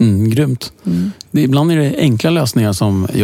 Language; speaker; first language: Swedish; native; Swedish